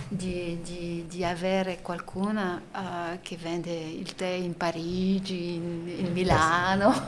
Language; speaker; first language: Italian; non-native, learner; French